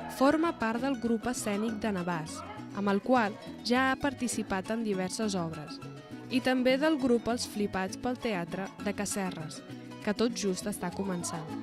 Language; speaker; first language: Catalan; native; Catalan